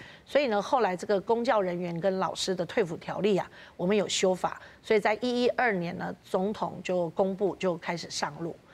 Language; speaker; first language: Chinese; native; Chinese